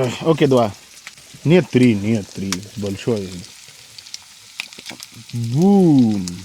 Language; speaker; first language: Russian; non-native, learner; Hindi